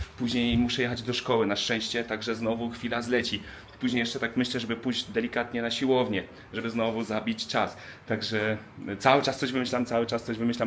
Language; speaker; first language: Polish; native; Polish